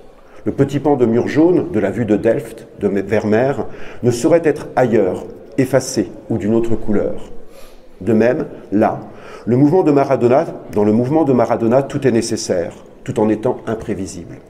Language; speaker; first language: French; native; French